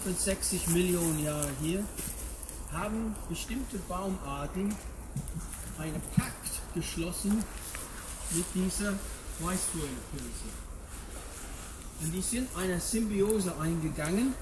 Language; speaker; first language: German; non-native, fluent; English